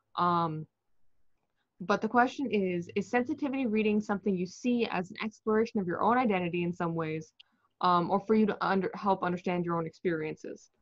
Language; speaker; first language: English; native; English